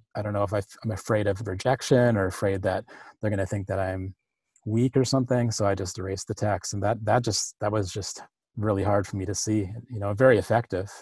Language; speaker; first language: English; native; English